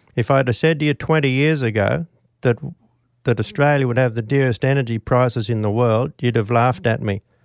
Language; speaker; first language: English; native; English